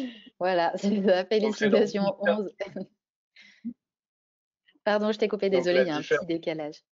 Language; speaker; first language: French; native; French